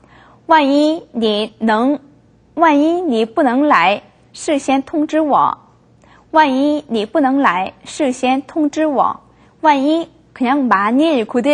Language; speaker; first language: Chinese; non-native, fluent; Korean